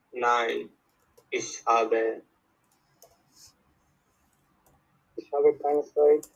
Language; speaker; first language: German; non-native, learner; Bangla